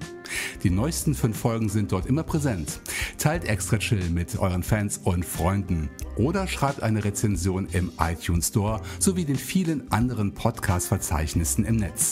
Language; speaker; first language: German; native; German